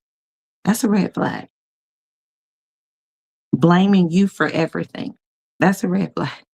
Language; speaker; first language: English; native; English